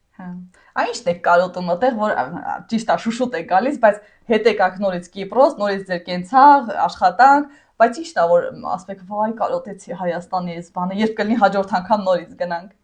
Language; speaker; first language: Armenian; native; Armenian